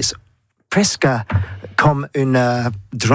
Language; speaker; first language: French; non-native, learner; English